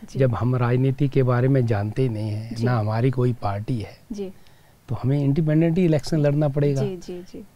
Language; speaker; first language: Hindi; native; Hindi